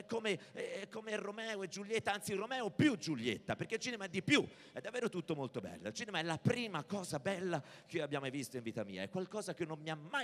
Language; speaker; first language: Italian; native; Italian